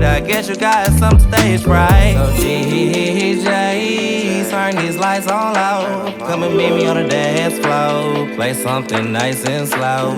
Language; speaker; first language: English; native; English